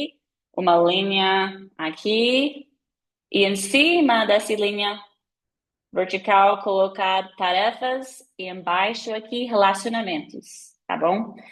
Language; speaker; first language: Portuguese; non-native, fluent; English